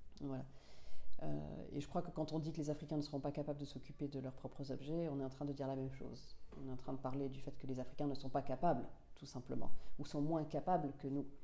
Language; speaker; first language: French; non-native, local second language; Finnish